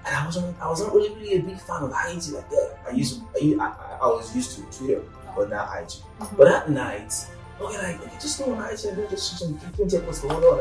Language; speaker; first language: English; non-native, local second language; Yoruba